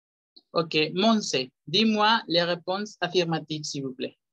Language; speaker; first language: French; non-native, fluent; Spanish